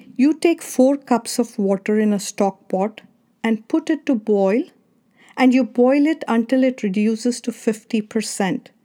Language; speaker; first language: English; non-native, local second language; Kannada